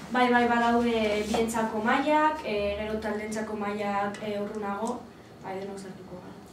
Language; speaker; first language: Basque; non-native, local second language; Spanish